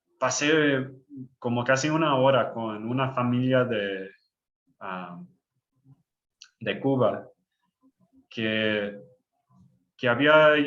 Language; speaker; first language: Spanish; early bilingual, heritage; English